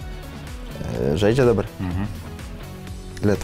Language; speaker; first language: Lithuanian; native; Lithuanian